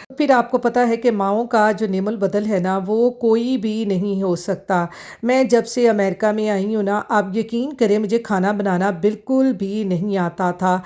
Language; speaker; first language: Urdu; non-native, local second language; Punjabi